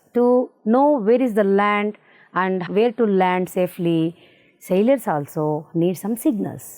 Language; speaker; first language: English; non-native, local second language; Kannada